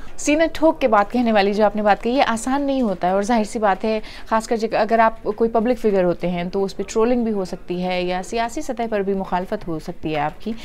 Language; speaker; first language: Urdu; native; Urdu